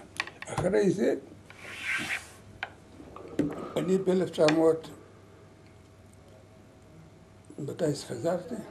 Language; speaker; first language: Hebrew; non-native, learner; Lithuanian